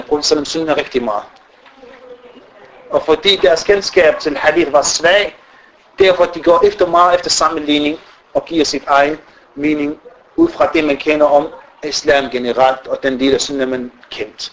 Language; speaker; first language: Danish; non-native, fluent; Arabic